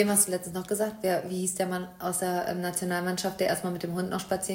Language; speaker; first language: German; native; German